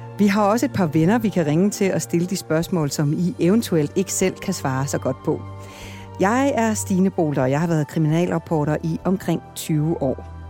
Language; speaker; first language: Danish; native; Danish